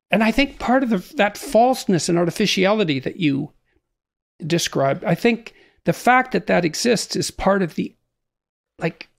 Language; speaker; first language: English; native; English